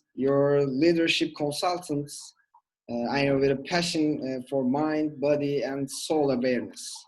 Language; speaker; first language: English; non-native, fluent; Turkish